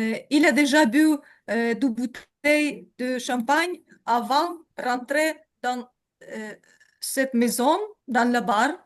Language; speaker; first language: French; non-native, learner; Ukrainian